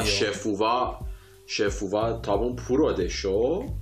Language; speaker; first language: Japanese; non-native, fluent; Persian